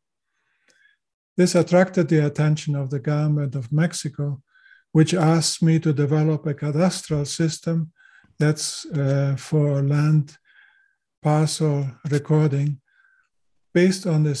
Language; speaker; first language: English; non-native, fluent; German